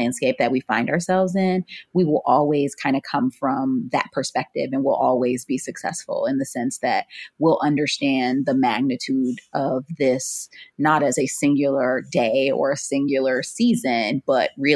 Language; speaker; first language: English; native; English